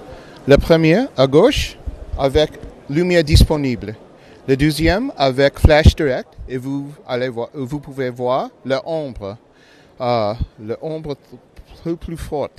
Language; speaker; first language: French; non-native, learner; English